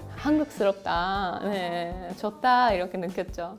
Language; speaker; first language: Korean; non-native, fluent; Japanese